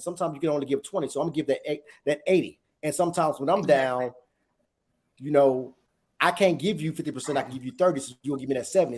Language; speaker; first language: English; native; English